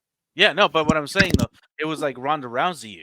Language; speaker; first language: English; native; English